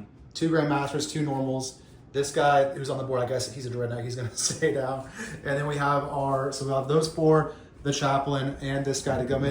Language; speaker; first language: English; native; English